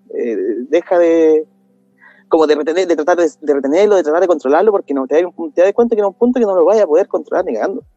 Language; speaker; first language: Spanish; native; Spanish